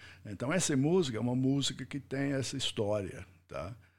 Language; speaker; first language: Portuguese; non-native, fluent; English